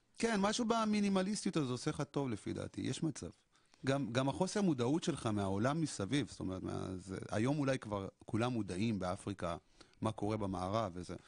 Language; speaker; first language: Hebrew; early bilingual, other home language; Amharic